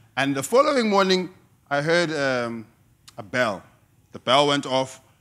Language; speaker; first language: English; non-native, local second language; Xhosa